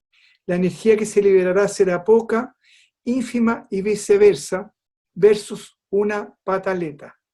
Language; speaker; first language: Spanish; native; Spanish